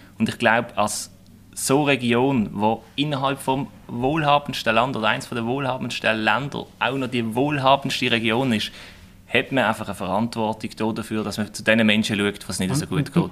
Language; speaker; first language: German; native; German